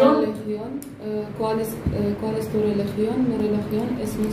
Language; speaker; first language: Spanish; non-native, learner; Arabic